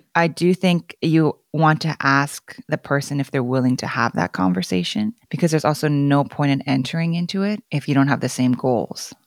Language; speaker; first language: English; non-native, fluent; Korean